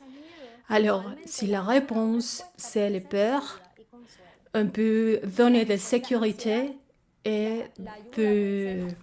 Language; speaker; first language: French; non-native, fluent; Spanish